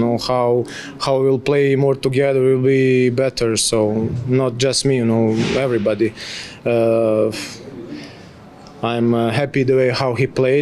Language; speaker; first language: English; non-native, fluent; Polish